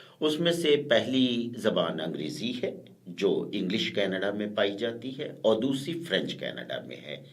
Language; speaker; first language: Urdu; native; Urdu